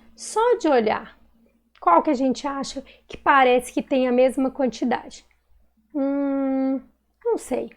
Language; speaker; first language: Portuguese; native; Portuguese